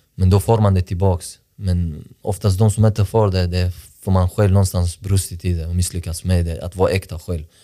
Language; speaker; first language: Swedish; early bilingual, other home language; Persian